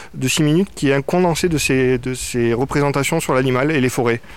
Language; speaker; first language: French; native; French